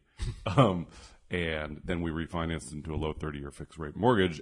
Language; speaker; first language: English; native; English